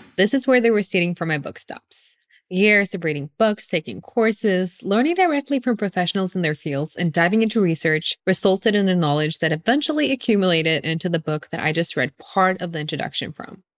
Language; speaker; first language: English; non-native, fluent; Norwegian